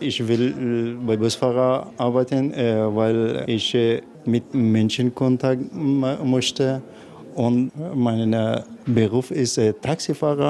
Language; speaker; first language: German; non-native, learner; Arabic